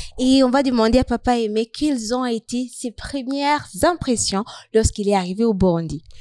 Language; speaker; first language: French; non-native, local second language; Rundi